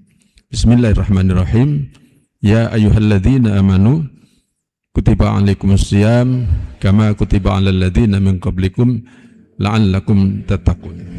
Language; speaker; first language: Arabic; non-native, fluent; Indonesian